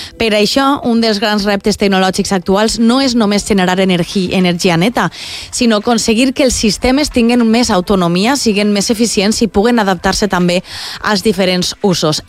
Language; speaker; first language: Catalan; native; Catalan